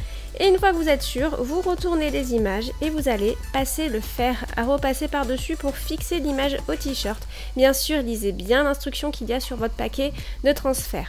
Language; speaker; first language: French; native; French